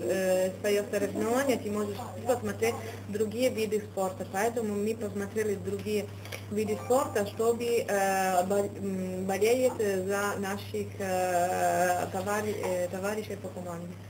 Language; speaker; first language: Russian; non-native, fluent; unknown